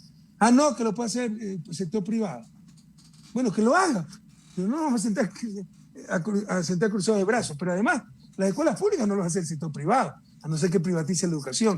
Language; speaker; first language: Spanish; native; Spanish